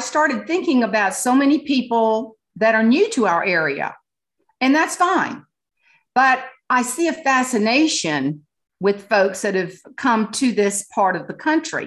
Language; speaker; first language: English; native; English